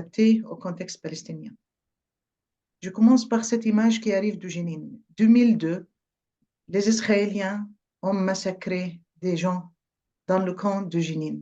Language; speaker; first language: French; non-native, fluent; Arabic